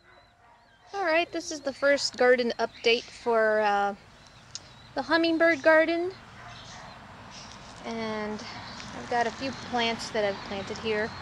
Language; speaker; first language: English; native; English